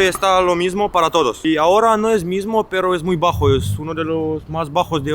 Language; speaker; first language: Spanish; non-native, learner; Romanian